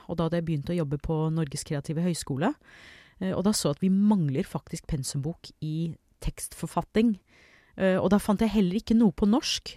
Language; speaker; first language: Norwegian; early bilingual, other home language; English